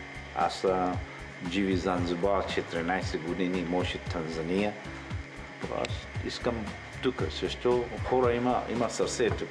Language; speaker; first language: Bulgarian; non-native, learner; Swahili